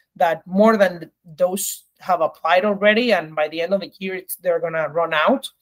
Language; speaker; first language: English; early bilingual, other home language; Spanish